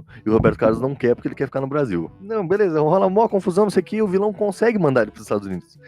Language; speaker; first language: Portuguese; native; Portuguese